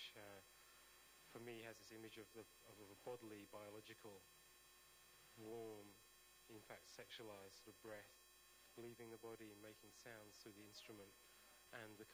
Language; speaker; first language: English; native; English